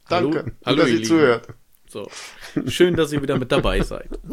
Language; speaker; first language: German; native; German